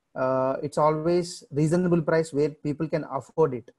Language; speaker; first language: English; non-native, local second language; Telugu